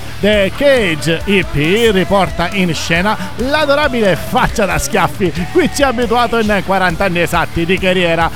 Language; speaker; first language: Italian; native; Italian